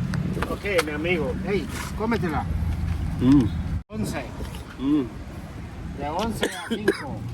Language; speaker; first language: Spanish; native; Spanish